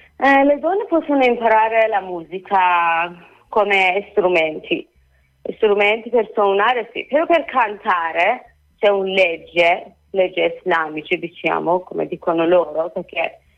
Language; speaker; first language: Italian; non-native, learner; Persian